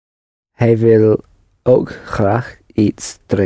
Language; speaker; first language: Dutch; non-native, learner; English